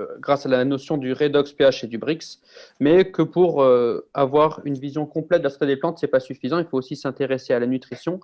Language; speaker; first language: French; native; French